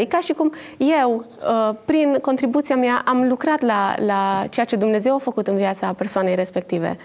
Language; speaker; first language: Romanian; native; Romanian